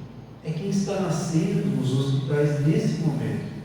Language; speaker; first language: Portuguese; native; Portuguese